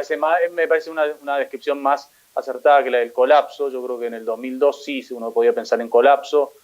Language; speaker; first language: Spanish; native; Spanish